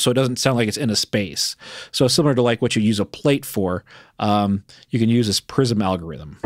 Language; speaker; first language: English; native; English